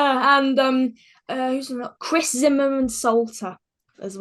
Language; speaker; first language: English; native; English